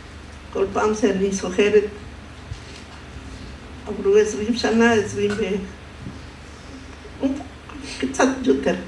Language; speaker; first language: Hebrew; non-native, fluent; Spanish